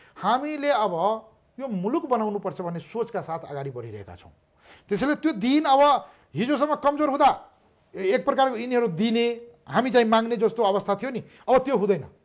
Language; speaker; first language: Nepali; non-native, local second language; Maithili